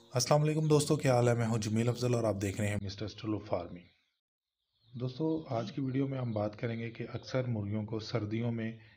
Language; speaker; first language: Urdu; non-native, local second language; Punjabi